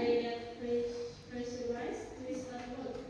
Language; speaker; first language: English; non-native, learner; Indonesian